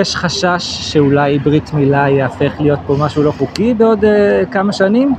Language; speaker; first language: Hebrew; native; Hebrew